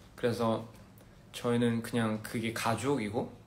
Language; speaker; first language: Korean; early bilingual, heritage; Korean